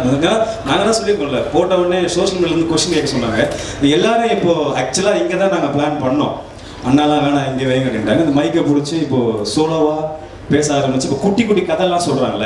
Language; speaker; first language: Tamil; native; Tamil